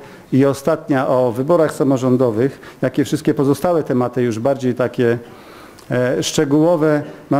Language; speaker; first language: Polish; native; Polish